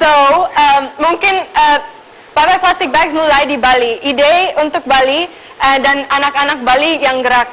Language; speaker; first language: Indonesian; non-native, local second language; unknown